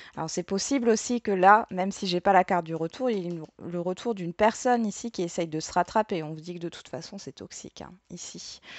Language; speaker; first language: French; native; French